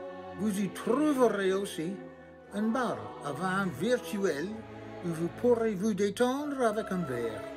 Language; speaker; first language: French; non-native, fluent; English